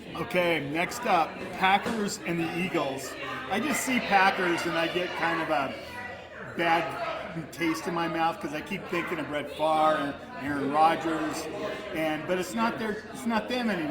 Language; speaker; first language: English; native; English